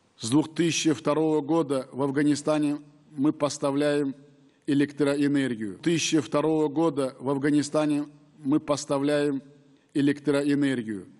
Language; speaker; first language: Russian; non-native, local second language; Uzbek